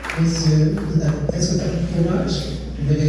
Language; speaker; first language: French; non-native, local second language; Haitian Creole